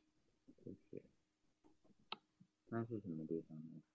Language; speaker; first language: Chinese; native; Chinese